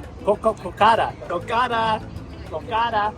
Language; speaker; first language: Spanish; non-native, learner; English